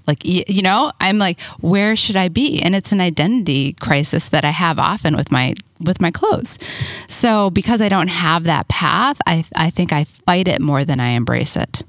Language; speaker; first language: English; native; English